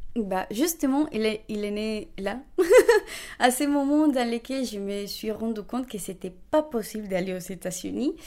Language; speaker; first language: French; non-native, fluent; Spanish